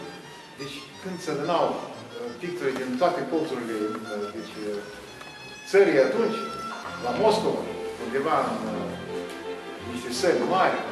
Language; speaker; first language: Romanian; non-native, local second language; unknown